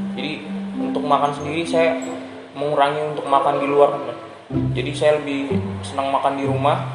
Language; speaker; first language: Indonesian; native; Indonesian